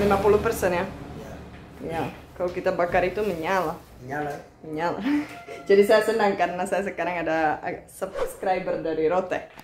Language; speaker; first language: Indonesian; non-native, fluent; Czech